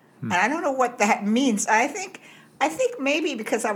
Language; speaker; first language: English; early bilingual, other home language; Cantonese